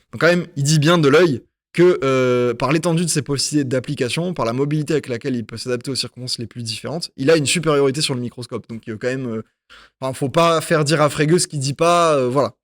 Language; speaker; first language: French; native; French